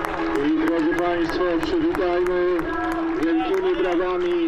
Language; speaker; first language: Polish; native; Polish